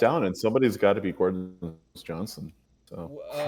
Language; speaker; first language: English; native; English